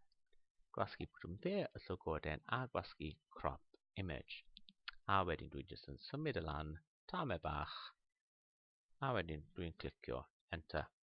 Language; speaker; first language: Welsh; non-native, local second language; English